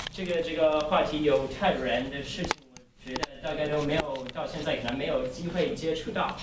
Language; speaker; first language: Chinese; non-native, fluent; English